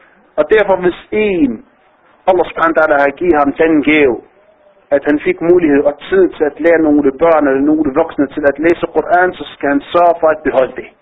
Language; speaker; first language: Danish; non-native, fluent; Arabic